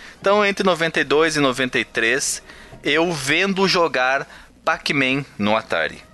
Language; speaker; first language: Portuguese; native; Portuguese